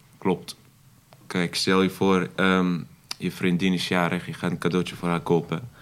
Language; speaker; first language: Dutch; non-native, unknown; Arabic